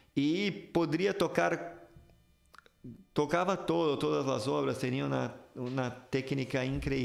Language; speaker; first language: Spanish; non-native, fluent; Portuguese